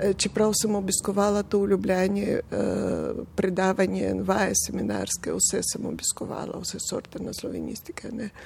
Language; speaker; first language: Slovenian; non-native, fluent; Russian